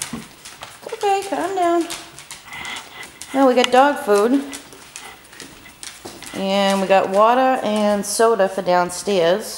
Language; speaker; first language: English; native; English